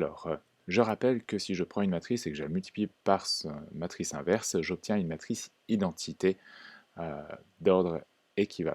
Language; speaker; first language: French; native; French